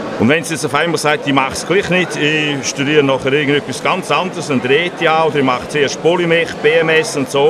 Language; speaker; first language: German; native; German